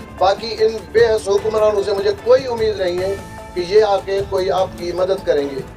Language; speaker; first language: Urdu; non-native, local second language; Sindhi